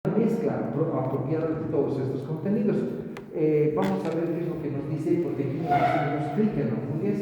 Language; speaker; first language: Spanish; native; Spanish